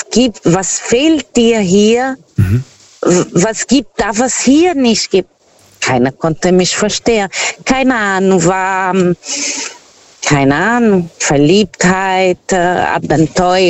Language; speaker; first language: German; non-native, fluent; Portuguese